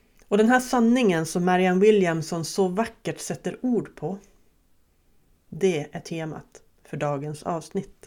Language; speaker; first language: Swedish; native; Swedish